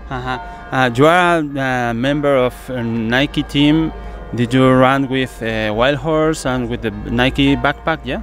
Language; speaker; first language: English; non-native, learner; Spanish